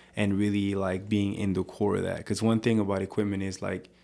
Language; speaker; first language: English; non-native, fluent; French